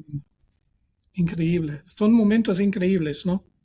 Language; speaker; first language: Spanish; non-native, fluent; German